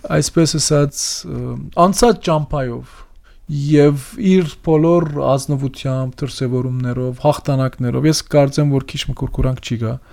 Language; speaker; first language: Armenian; early bilingual, heritage; Armenian